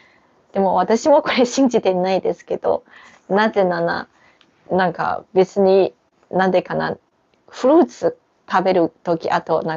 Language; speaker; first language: Japanese; non-native, fluent; Chinese